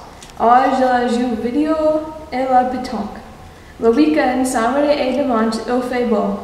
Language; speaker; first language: French; non-native, learner; English